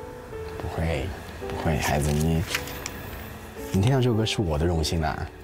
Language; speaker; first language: Chinese; native; Chinese